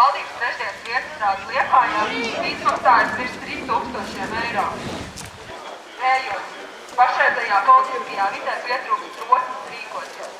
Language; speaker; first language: Latvian; native; Latvian